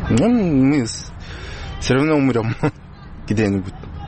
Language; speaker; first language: Russian; non-native, learner; Uzbek